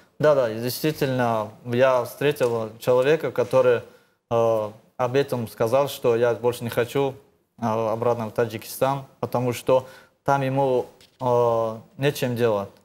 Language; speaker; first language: Russian; non-native, learner; Tajik